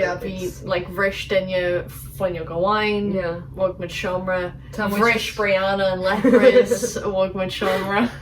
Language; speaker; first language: Irish; non-native, local second language; English